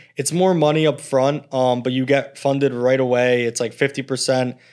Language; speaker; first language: English; native; English